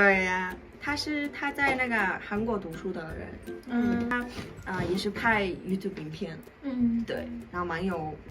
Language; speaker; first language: Chinese; non-native, fluent; Mongolian